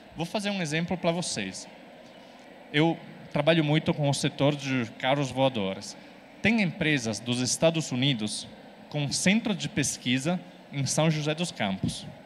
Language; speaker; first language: Portuguese; non-native, fluent; Italian